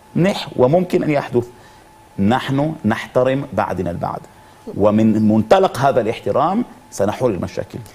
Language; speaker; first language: Arabic; non-native, fluent; Hebrew